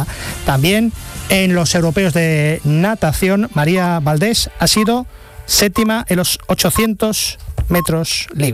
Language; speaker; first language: Spanish; native; Spanish